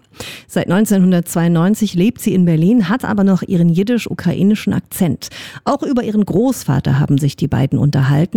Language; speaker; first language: German; native; German